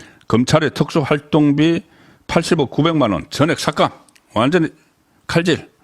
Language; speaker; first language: Korean; native; Korean